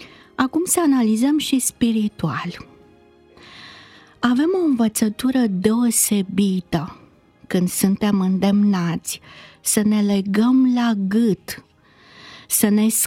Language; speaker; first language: Romanian; native; Romanian